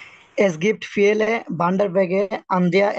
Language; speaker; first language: German; non-native, learner; Bangla